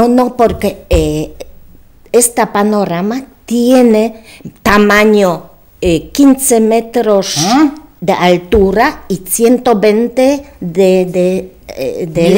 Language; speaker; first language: Spanish; non-native, learner; Polish